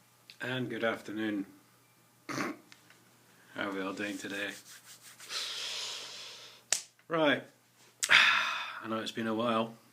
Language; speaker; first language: English; native; English